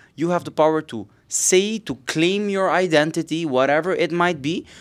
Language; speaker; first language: English; non-native, fluent; Papiamento